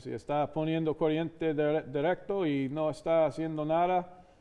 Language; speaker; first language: Spanish; non-native, fluent; English